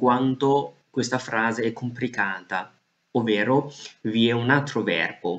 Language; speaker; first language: Italian; non-native, fluent; Chinese